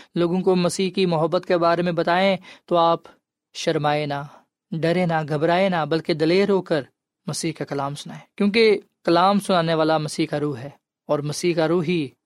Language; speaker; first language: Urdu; non-native, local second language; Punjabi